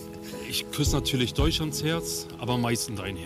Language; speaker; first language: German; early bilingual, other home language; Kurdish